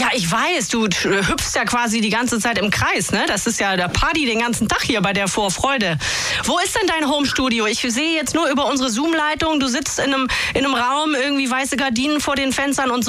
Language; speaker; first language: German; native; German